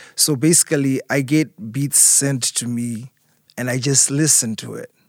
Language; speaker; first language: English; non-native, local second language; Shona